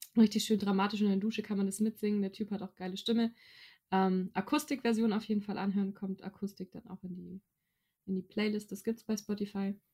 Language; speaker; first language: German; native; German